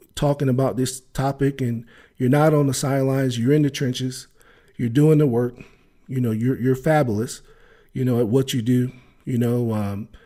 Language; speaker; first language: English; native; English